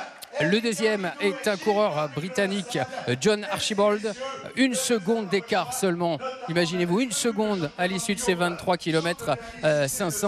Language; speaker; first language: French; native; French